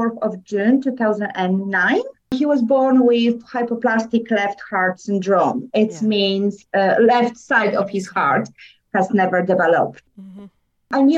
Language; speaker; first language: English; non-native, learner; Polish